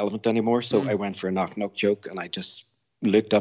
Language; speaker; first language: English; native; English